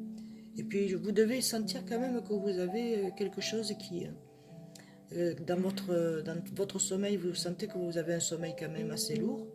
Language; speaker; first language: French; native; French